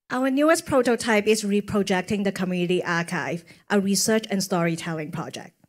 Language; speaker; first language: English; non-native, local second language; Cantonese